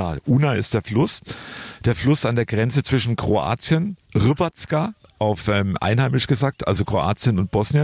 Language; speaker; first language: German; native; German